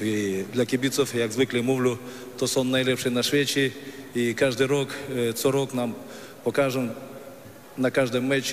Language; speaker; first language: Polish; non-native, fluent; Russian